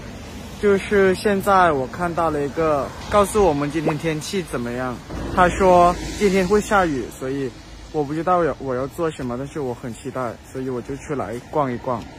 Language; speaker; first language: Chinese; non-native, learner; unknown